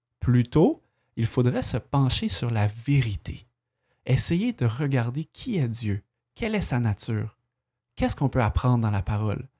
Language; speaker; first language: French; native; French